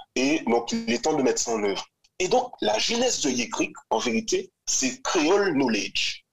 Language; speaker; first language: French; native; French